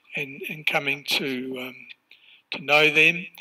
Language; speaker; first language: English; native; English